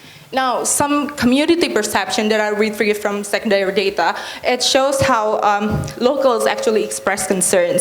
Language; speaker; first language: English; non-native, fluent; Indonesian